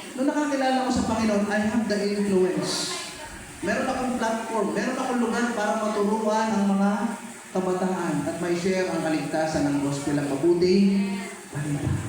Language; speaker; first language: Filipino; native; Filipino